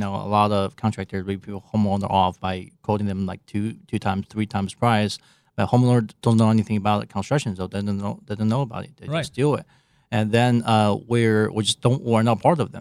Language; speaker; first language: English; non-native, fluent; Chinese